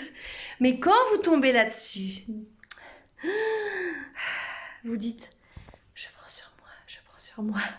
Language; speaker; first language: French; native; French